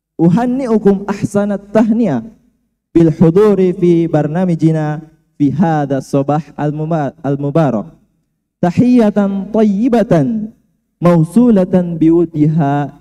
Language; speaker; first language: Arabic; non-native, learner; Indonesian